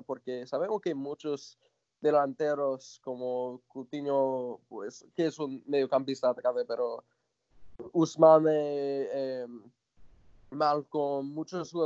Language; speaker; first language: Spanish; non-native, fluent; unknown